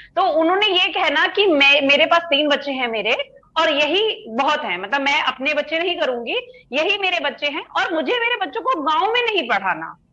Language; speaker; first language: Hindi; native; Hindi